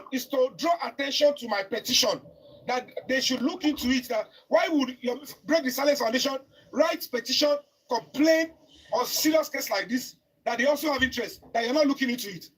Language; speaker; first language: English; non-native, local second language; Yoruba